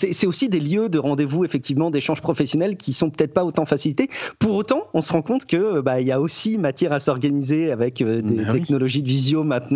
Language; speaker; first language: French; native; French